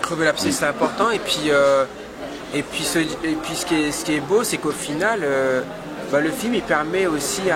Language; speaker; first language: French; native; French